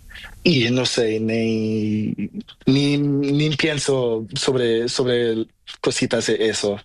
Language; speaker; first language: Spanish; non-native, learner; Portuguese